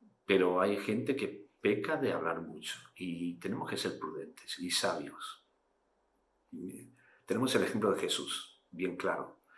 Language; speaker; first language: Spanish; native; Spanish